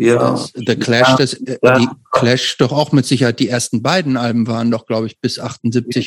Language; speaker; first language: German; native; German